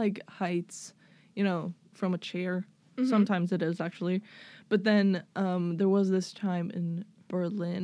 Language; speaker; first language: English; non-native, fluent; Swedish